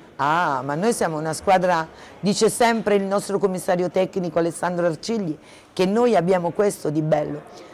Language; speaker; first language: Italian; native; Italian